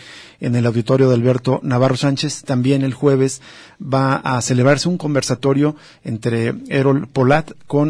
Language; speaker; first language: Spanish; native; Spanish